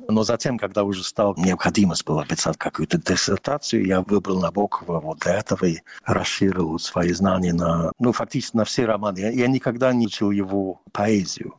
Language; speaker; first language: Russian; non-native, fluent; English